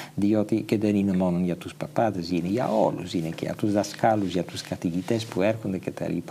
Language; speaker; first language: Greek; non-native, fluent; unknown